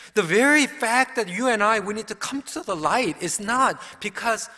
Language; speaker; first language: English; early bilingual, other home language; Korean